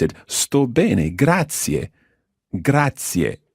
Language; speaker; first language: Italian; non-native, fluent; English